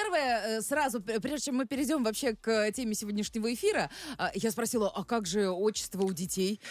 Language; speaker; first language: Russian; native; Russian